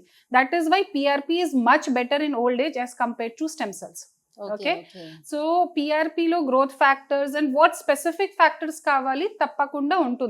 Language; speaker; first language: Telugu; non-native, fluent; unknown